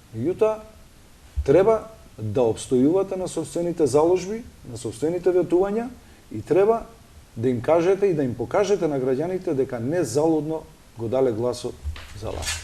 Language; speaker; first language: Macedonian; non-native, local second language; Albanian